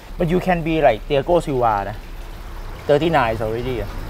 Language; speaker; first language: English; non-native, learner; Thai